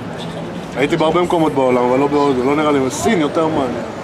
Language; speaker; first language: Hebrew; native; Hebrew